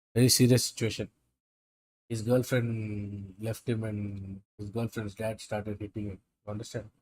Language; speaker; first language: English; non-native, local second language; Hindi